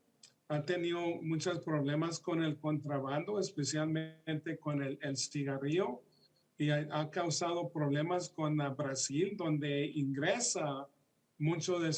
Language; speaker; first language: Spanish; early bilingual, heritage; Spanish